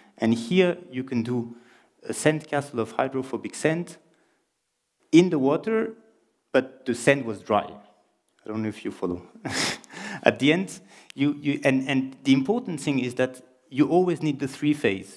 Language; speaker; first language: English; non-native, fluent; French